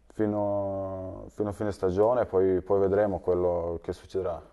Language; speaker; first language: Italian; early bilingual, other home language; Serbian